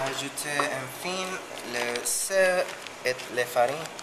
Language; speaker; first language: French; non-native, learner; Spanish